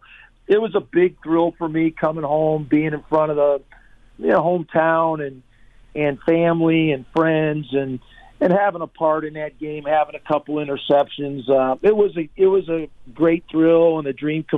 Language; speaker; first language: English; native; English